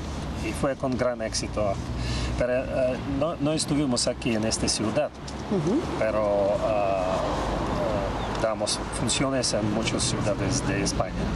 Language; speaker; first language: Spanish; non-native, learner; Russian